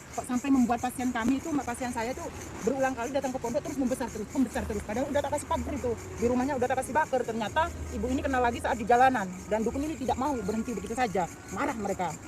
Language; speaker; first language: Indonesian; non-native, local second language; Madurese